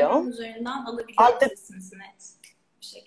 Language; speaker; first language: Turkish; native; Turkish